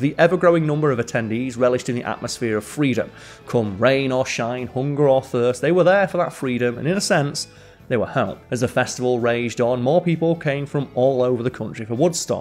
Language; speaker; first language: English; native; English